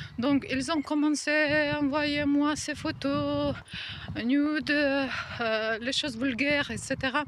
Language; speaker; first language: French; non-native, learner; Ukrainian